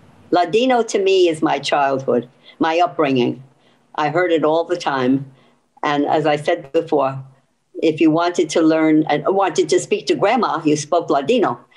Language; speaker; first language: English; early bilingual, other home language; Ladino